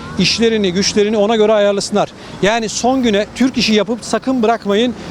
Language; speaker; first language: Turkish; native; Turkish